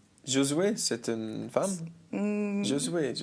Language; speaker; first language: French; non-native, learner; English